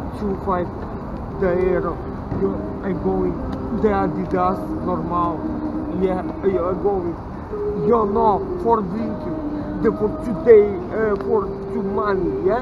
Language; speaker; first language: English; non-native, learner; Russian